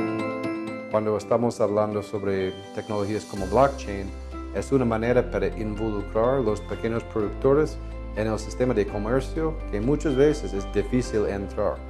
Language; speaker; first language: Spanish; non-native, fluent; English